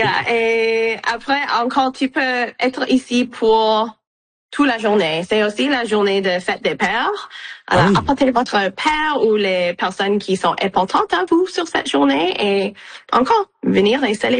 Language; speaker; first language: French; non-native, local second language; English